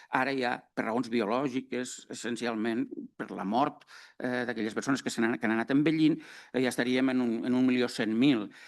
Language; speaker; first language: Catalan; native; Catalan